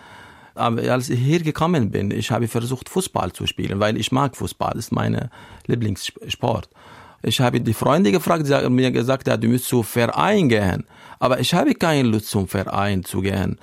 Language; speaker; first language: German; non-native, learner; Arabic